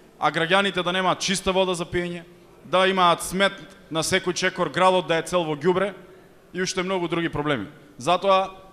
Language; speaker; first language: Macedonian; native; Macedonian